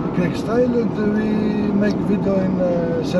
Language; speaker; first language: English; non-native, learner; Greek